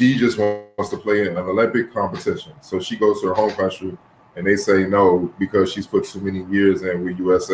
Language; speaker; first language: English; native; English